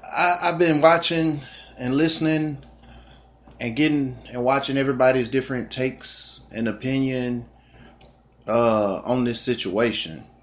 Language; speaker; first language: English; native; English